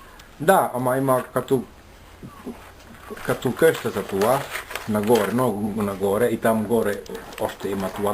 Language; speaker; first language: Bulgarian; non-native, learner; Finnish